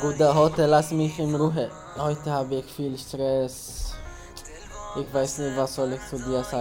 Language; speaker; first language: German; non-native, learner; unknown